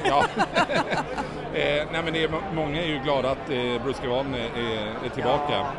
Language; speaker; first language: Swedish; native; Swedish